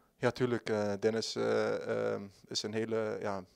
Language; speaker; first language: Dutch; native; Dutch